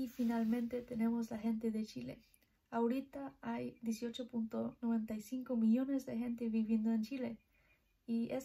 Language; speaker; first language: Spanish; early bilingual, heritage; Spanish